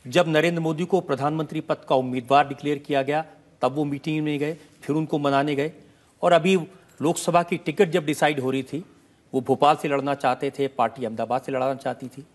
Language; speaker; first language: Hindi; native; Hindi